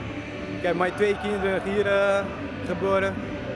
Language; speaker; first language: Dutch; non-native, learner; Portuguese